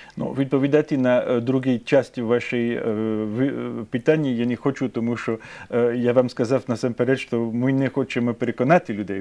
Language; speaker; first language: Ukrainian; non-native, fluent; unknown